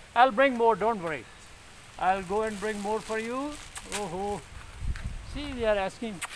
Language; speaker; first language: English; non-native, local second language; Punjabi